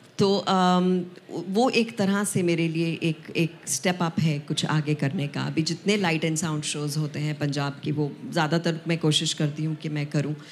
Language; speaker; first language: Hindi; non-native, local second language; Punjabi